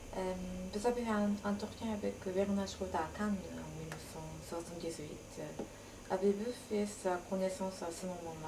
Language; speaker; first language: French; non-native, fluent; Japanese